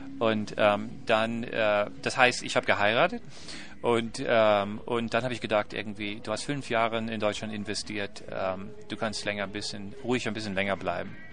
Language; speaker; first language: German; non-native, fluent; English